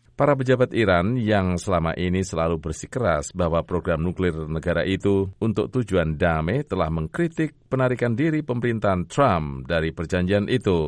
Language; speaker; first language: Indonesian; native; Indonesian